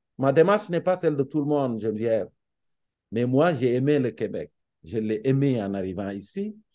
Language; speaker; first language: French; non-native, local second language; Serer